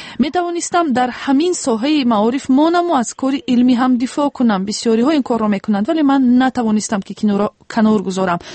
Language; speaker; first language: Persian; native; Persian